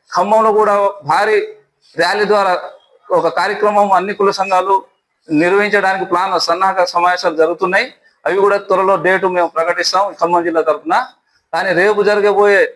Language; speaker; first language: Telugu; non-native, local second language; Lambadi